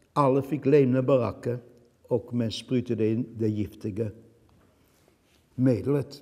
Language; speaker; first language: Swedish; non-native, fluent; Dutch